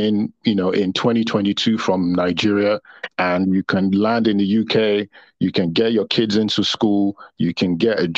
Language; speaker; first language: English; non-native, local second language; Yoruba